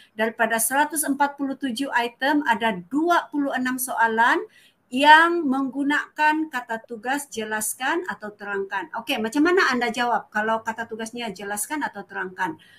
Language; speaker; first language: Malay; native; Malay